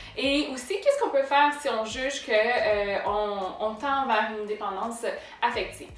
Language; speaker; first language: French; native; French